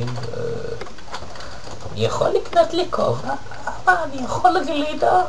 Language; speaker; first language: Hebrew; native; Hebrew